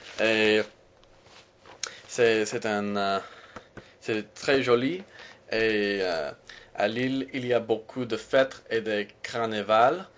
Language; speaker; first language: French; non-native, learner; English